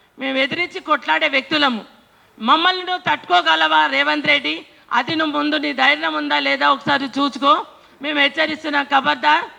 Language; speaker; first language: Telugu; non-native, local second language; Lambadi